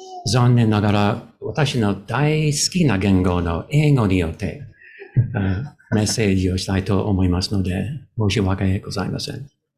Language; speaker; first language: Japanese; non-native, learner; English